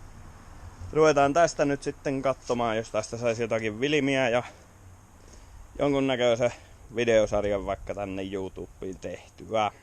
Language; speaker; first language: Finnish; native; Finnish